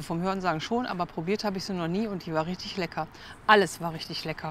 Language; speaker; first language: German; native; German